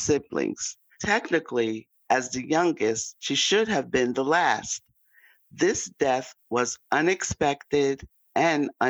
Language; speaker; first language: English; native; English